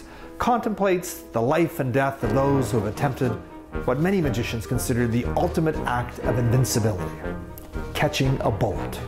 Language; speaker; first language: English; native; English